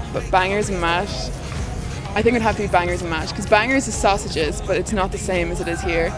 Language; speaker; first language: English; native; English